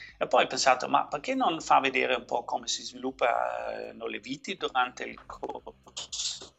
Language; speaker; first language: Italian; non-native, local second language; German